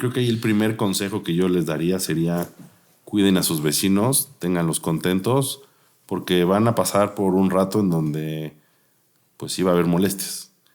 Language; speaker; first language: Spanish; native; Spanish